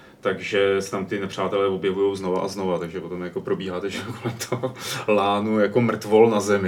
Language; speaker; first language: Czech; native; Czech